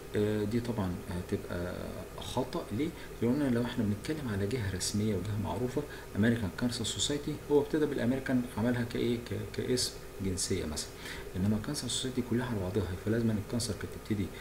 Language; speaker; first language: Arabic; native; Arabic